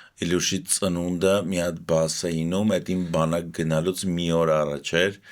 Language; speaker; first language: Armenian; native; Armenian